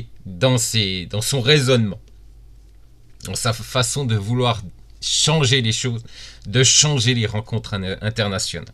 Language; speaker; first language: French; native; French